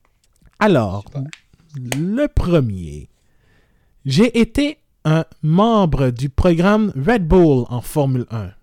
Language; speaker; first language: French; native; French